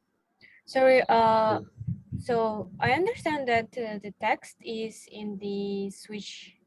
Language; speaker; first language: English; non-native, fluent; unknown